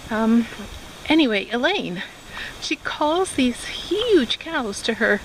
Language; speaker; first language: English; native; English